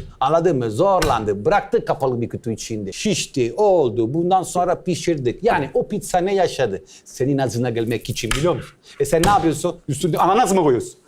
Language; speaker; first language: Turkish; non-native, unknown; Italian